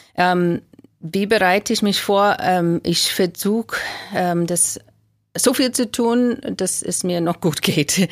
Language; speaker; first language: German; non-native, fluent; English